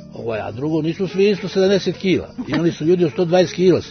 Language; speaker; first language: Serbian; native; Serbian